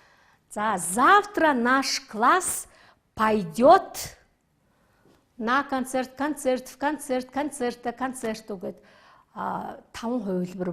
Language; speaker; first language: Russian; non-native, fluent; Mongolian